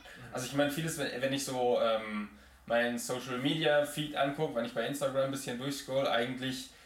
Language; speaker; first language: German; native; German